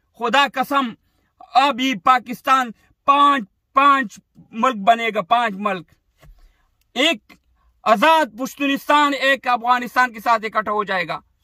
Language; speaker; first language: Urdu; non-native, fluent; Pashto